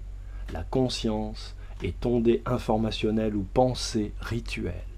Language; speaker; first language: French; native; French